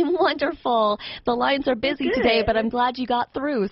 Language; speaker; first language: English; native; English